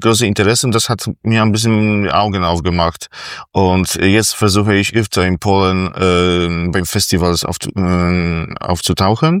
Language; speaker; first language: German; non-native, fluent; Polish